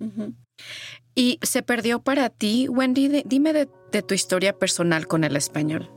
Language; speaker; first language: Spanish; early bilingual, heritage; Spanish